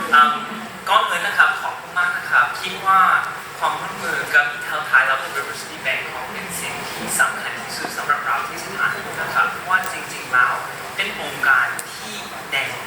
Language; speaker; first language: Thai; non-native, fluent; English